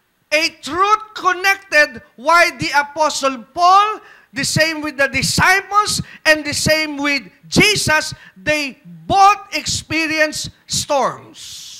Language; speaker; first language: English; non-native, local second language; Filipino